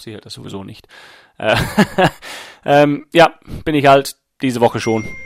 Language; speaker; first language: German; non-native, fluent; English